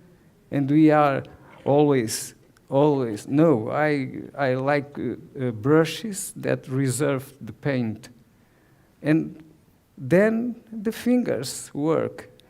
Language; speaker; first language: English; non-native, learner; Portuguese